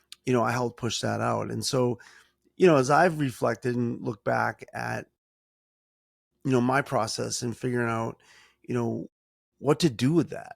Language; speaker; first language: English; native; English